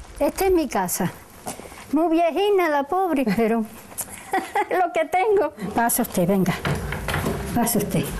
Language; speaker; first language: Spanish; non-native, local second language; Portuguese